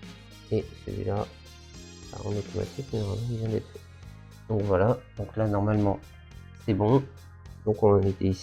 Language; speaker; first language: French; native; French